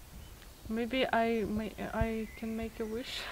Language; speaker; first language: English; non-native, fluent; Ukrainian